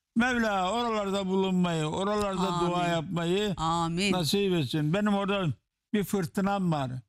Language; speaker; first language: Turkish; native; Turkish